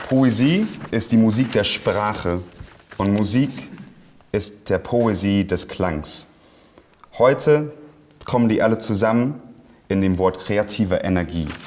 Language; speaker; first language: German; non-native, fluent; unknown